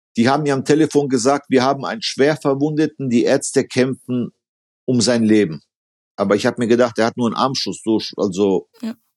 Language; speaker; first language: German; early bilingual, other home language; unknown